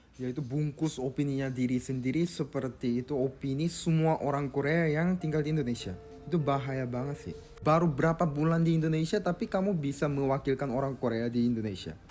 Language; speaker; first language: Indonesian; non-native, fluent; Korean